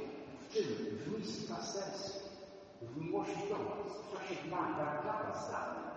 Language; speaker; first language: Polish; native; Polish